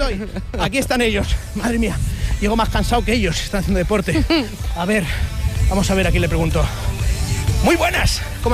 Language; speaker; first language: Spanish; native; Spanish